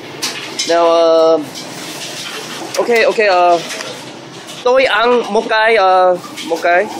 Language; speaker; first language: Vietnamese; early bilingual, heritage; Vietnamese